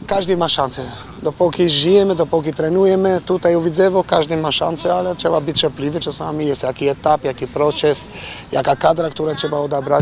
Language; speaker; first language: Polish; non-native, fluent; Albanian